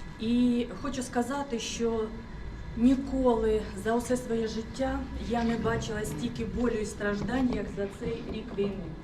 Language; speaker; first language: Ukrainian; non-native, local second language; Russian